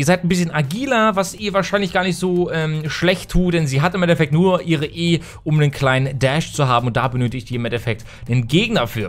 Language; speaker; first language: German; native; German